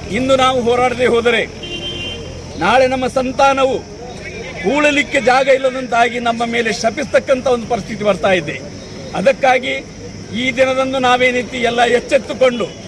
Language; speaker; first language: Kannada; non-native, local second language; Urdu